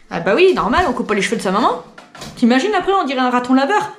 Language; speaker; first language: French; native; French